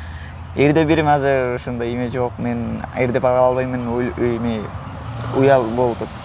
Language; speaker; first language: Kyrgyz; non-native, learner; Bangla